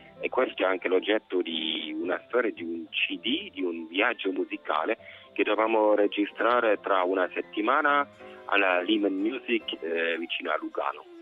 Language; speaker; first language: Italian; non-native, fluent; German